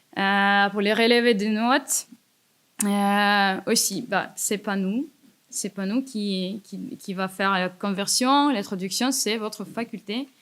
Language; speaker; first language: French; non-native, fluent; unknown